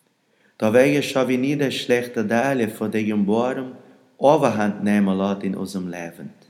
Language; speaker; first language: German; non-native, learner; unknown